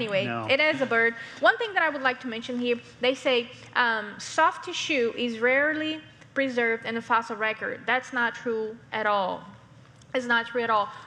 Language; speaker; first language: English; non-native, fluent; Portuguese